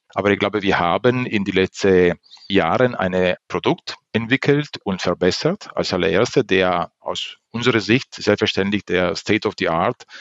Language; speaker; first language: German; non-native, fluent; Italian